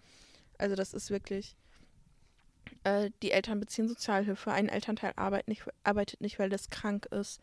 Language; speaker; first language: German; native; German